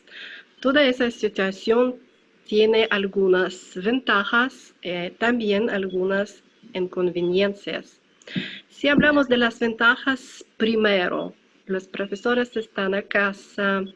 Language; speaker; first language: Spanish; non-native, learner; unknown